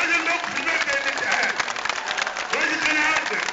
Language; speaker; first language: Arabic; native; Arabic